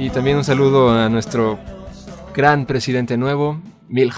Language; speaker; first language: Spanish; native; Spanish